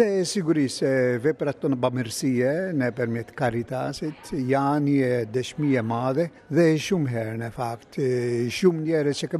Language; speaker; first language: Albanian; non-native, fluent; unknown